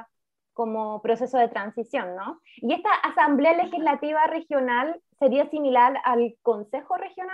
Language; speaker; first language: Spanish; native; Spanish